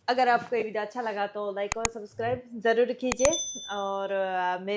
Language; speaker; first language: Hindi; non-native, fluent; Japanese